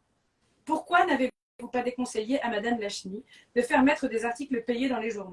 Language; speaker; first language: French; native; French